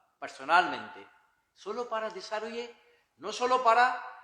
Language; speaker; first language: Spanish; non-native, learner; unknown